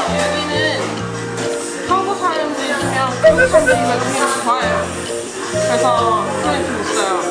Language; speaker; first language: Korean; non-native, learner; Portuguese